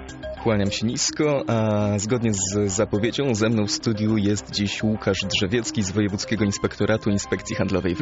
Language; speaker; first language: Polish; native; Polish